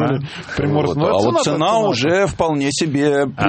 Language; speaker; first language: Russian; native; Russian